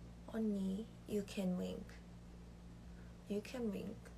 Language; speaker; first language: English; non-native, learner; Korean